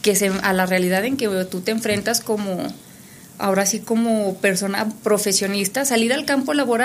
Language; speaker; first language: Spanish; native; Spanish